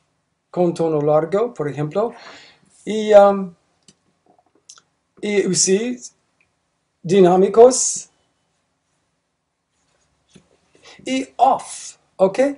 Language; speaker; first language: Spanish; non-native, learner; English